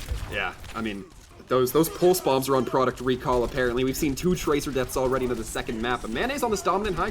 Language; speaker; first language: English; native; English